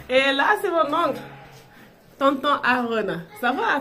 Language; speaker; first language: French; non-native, local second language; Wolof